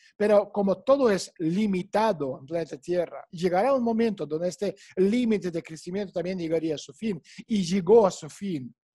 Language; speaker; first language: Spanish; non-native, fluent; Russian